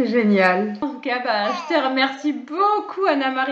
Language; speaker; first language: French; native; French